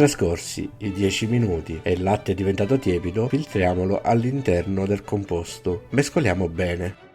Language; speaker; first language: Italian; native; Italian